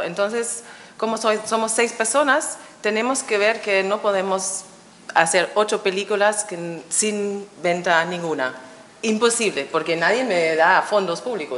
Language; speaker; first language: Spanish; non-native, fluent; German